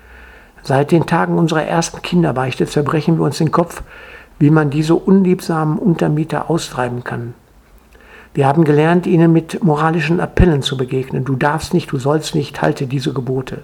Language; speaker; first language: German; native; German